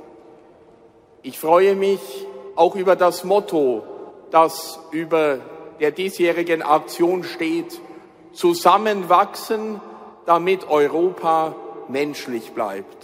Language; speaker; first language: German; native; German